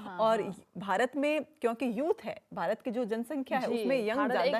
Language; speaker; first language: Hindi; native; Hindi